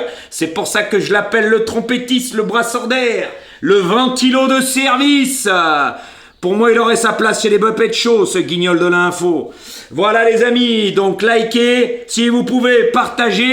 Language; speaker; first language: French; native; French